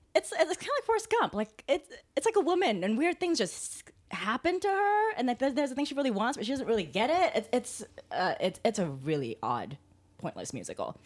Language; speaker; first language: English; native; English